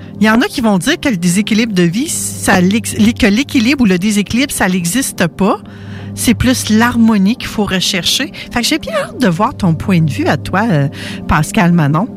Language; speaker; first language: French; native; French